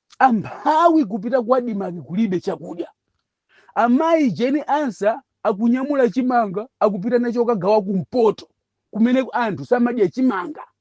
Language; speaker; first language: Nyanja; non-native, local second language; Tumbuka